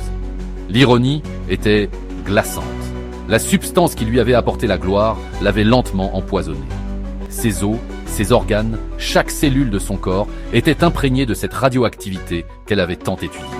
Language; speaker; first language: French; native; French